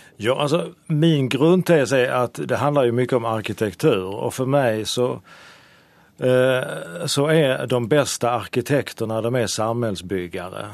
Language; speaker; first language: Swedish; native; Swedish